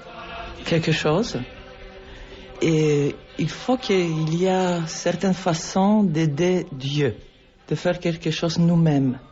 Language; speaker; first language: French; non-native, fluent; Polish